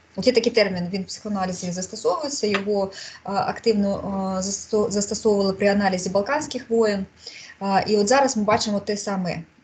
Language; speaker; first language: Ukrainian; non-native, local second language; Russian